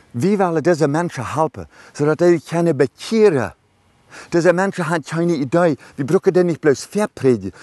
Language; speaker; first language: German; early bilingual, other home language; Low German